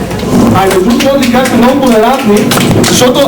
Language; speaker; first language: Bulgarian; native; Bulgarian